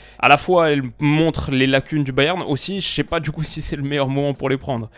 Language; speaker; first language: French; native; French